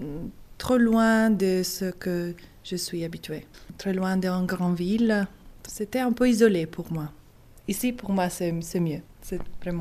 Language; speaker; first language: French; non-native, learner; Italian